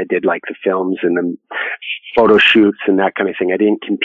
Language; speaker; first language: English; native; English